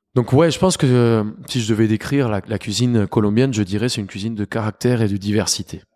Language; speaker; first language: French; non-native, fluent; Spanish